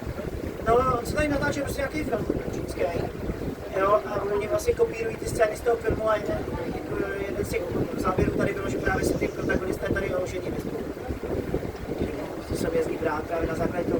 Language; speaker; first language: Czech; native; Czech